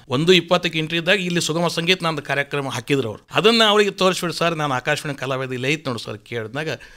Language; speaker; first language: Kannada; native; Kannada